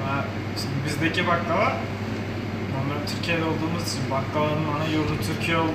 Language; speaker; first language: Turkish; native; Turkish